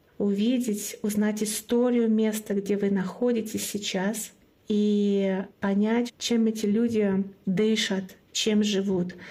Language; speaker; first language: Russian; non-native, local second language; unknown